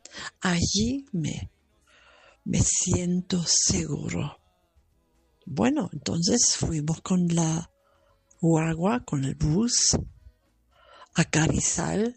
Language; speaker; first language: Spanish; non-native, fluent; German